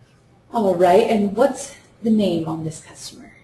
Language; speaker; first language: English; native; English